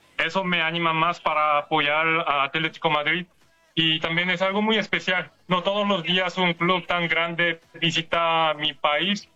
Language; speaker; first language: Spanish; non-native, learner; Korean